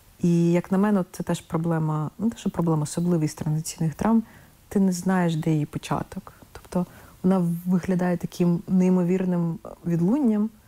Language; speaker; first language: Ukrainian; non-native, local second language; Russian